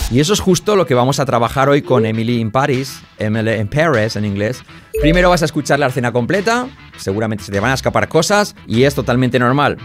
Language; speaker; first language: Spanish; native; Spanish